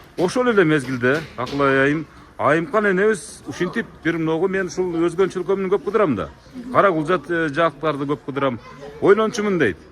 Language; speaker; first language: Kyrgyz; native; Kyrgyz